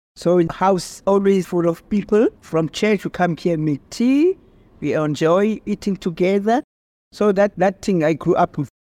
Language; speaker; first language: English; non-native, local second language; Xhosa